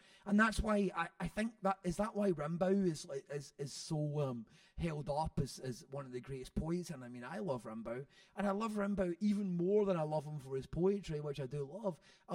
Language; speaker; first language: English; native; English